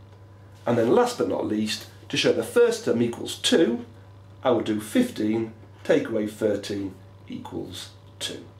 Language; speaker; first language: English; native; English